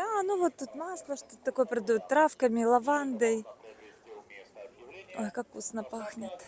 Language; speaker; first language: Russian; native; Russian